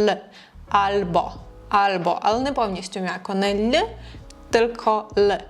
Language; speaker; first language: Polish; non-native, fluent; Ukrainian